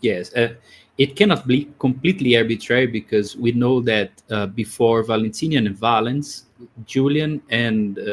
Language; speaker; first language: English; non-native, fluent; Portuguese